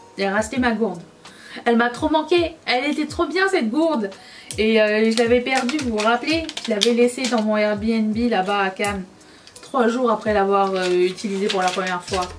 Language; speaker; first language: French; native; French